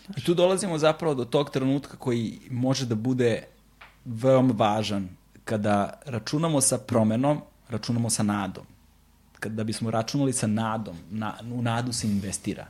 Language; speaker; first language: Serbian; native; Serbian